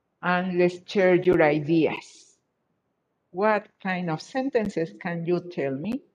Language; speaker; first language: English; non-native, fluent; Spanish